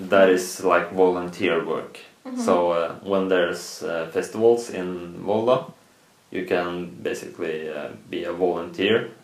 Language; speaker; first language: English; non-native, fluent; Norwegian